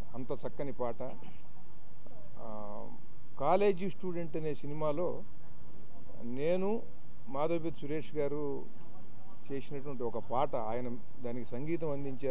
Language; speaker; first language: Telugu; native; Telugu